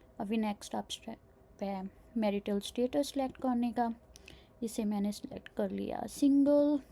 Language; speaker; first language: Hindi; non-native, local second language; Punjabi